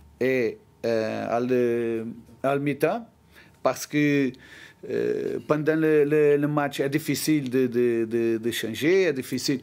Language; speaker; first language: French; non-native, learner; Portuguese